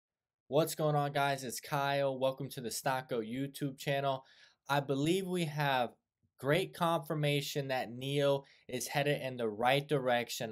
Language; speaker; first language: English; native; English